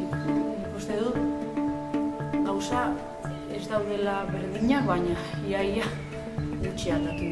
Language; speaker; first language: Basque; non-native, local second language; Spanish